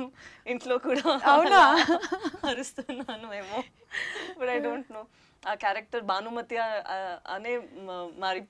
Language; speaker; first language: Telugu; non-native, learner; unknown